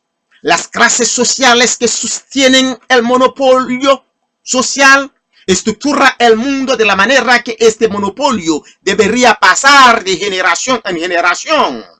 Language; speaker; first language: Spanish; non-native, fluent; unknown